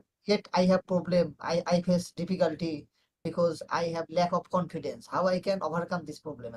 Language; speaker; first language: English; non-native, learner; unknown